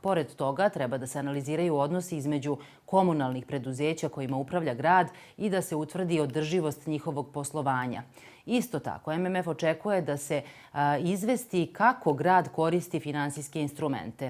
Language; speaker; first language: Serbian; native; Serbian